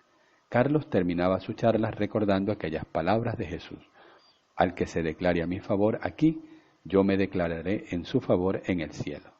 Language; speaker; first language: Spanish; native; Spanish